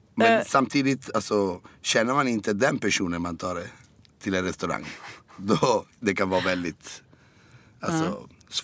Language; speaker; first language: Swedish; non-native, fluent; Italian